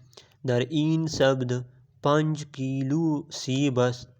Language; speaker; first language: Persian; non-native, fluent; Urdu